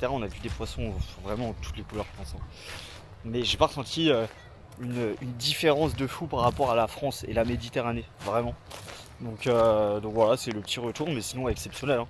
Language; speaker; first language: French; native; French